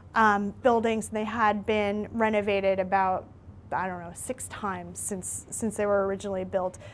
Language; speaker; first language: English; native; English